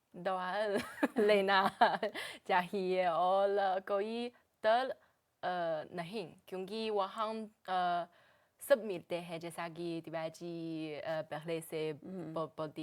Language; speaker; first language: Hindi; non-native, learner; Chinese